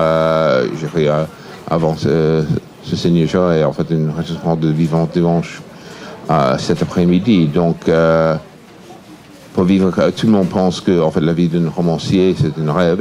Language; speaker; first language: French; non-native, fluent; English